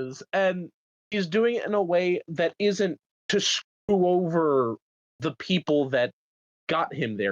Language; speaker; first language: English; native; English